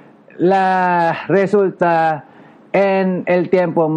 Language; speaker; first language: Spanish; non-native, learner; Japanese